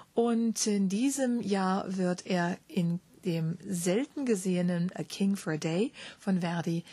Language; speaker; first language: German; native; German